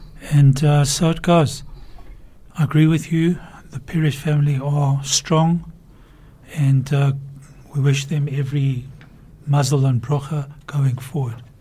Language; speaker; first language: English; native; English